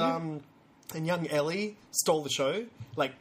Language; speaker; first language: English; native; English